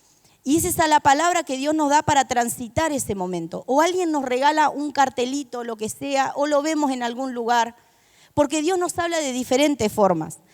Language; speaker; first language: Spanish; native; Spanish